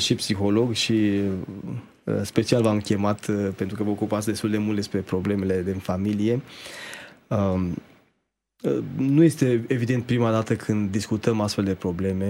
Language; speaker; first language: Romanian; native; Romanian